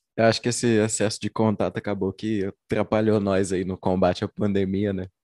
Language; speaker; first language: Portuguese; native; Portuguese